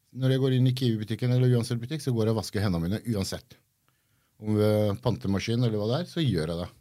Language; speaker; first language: Norwegian; early bilingual, other home language; Kurdish